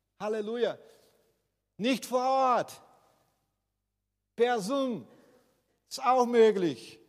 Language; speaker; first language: German; non-native, fluent; Portuguese